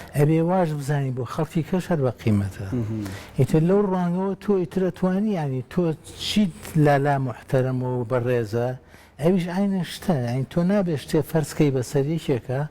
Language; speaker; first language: Central Kurdish; non-native, local second language; Assyrian Neo-Aramaic